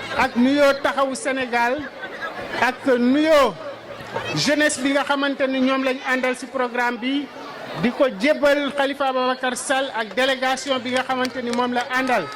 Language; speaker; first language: Wolof; native; Wolof